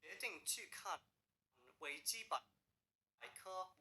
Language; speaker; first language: Chinese; non-native, learner; English